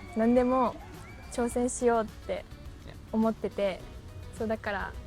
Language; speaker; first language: Japanese; native; Japanese